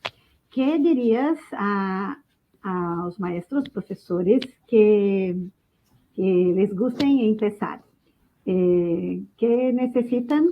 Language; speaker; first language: Spanish; non-native, fluent; Portuguese